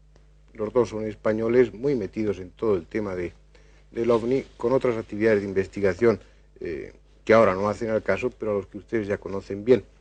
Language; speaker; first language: Spanish; native; Spanish